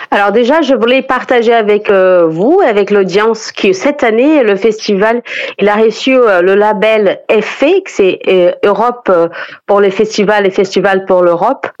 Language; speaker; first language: French; non-native, fluent; Portuguese